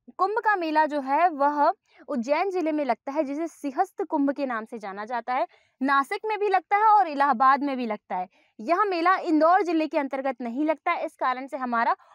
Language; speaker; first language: Hindi; native; Hindi